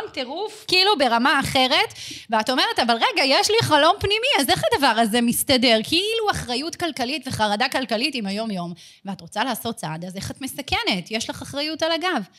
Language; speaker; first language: Hebrew; native; Hebrew